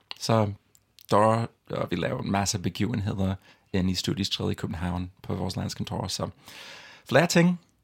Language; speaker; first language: Danish; non-native, fluent; English